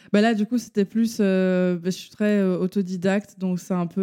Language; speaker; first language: French; native; French